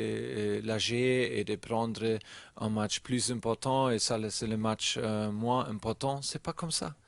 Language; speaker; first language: French; non-native, learner; German